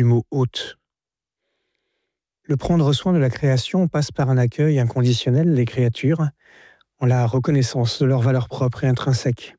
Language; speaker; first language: French; native; French